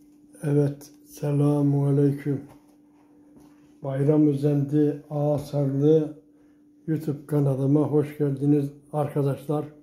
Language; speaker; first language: Turkish; native; Turkish